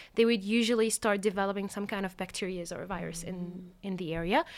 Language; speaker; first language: English; non-native, fluent; Arabic